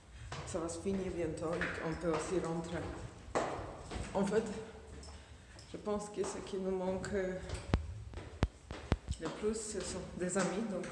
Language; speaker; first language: French; non-native, fluent; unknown